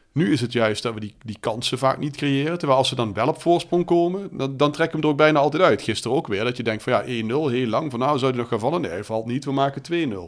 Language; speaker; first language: Dutch; native; Dutch